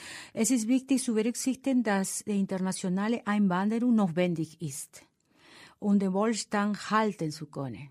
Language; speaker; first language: German; non-native, fluent; Spanish